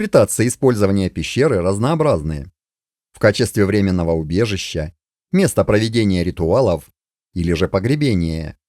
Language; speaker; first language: Russian; native; Russian